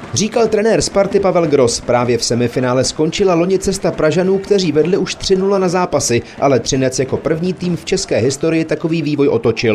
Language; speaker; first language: Czech; native; Czech